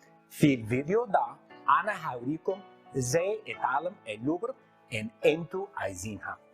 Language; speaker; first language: Arabic; non-native, learner; English